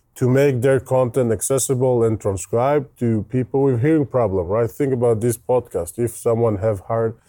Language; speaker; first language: English; non-native, fluent; Hebrew